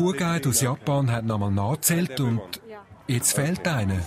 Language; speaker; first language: German; native; German